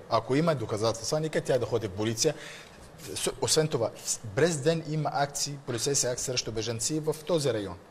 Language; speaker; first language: Bulgarian; non-native, fluent; Arabic